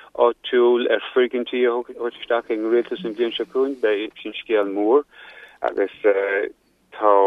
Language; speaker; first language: Irish; non-native, local second language; English